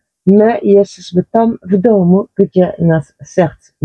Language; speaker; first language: Polish; non-native, learner; Dutch